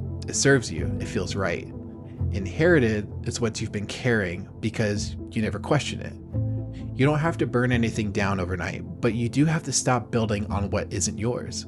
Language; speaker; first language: English; native; English